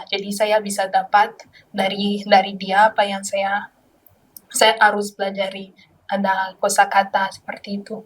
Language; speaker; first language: Indonesian; non-native, learner; Malagasy